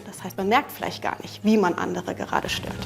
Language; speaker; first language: German; native; German